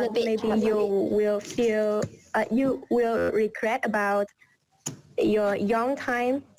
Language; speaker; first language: English; non-native, learner; Vietnamese